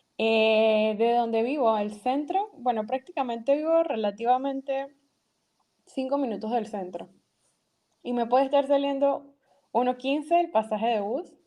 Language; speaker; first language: Spanish; native; Spanish